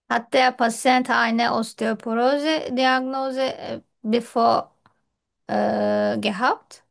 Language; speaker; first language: German; non-native, learner; Turkish